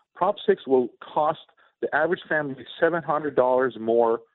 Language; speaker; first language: English; non-native, fluent; Swedish